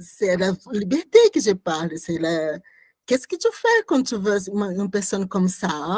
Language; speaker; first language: French; non-native, learner; Portuguese